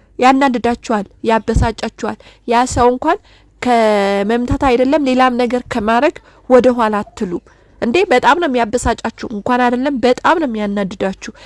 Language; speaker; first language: Amharic; non-native, local second language; Oromo